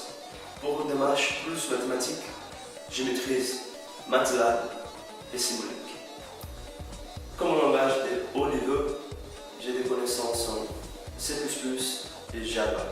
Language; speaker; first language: French; non-native, fluent; Portuguese